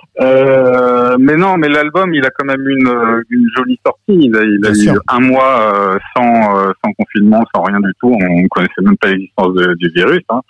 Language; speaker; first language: French; early bilingual, other home language; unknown